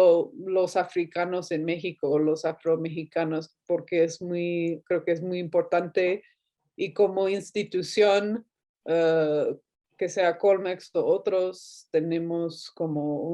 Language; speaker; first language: Spanish; non-native, fluent; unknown